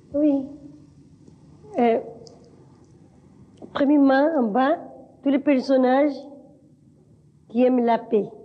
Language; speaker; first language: French; non-native, learner; Spanish